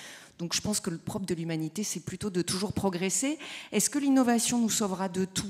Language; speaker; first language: French; native; French